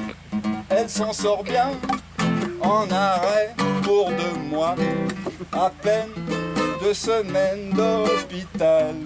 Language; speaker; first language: French; native; French